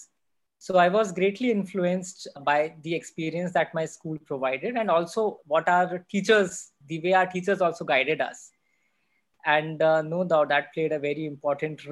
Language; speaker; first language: English; non-native, local second language; Hindi